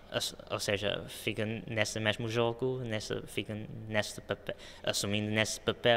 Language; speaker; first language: Portuguese; non-native, local second language; Chinese